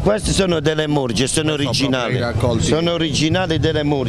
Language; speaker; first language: Italian; native; Italian